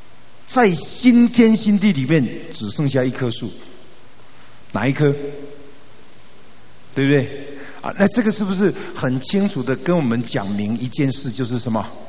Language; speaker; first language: Chinese; native; Chinese